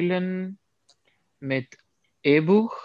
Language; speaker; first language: German; non-native, learner; Urdu